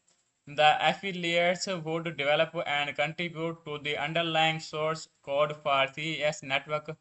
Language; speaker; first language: English; non-native, learner; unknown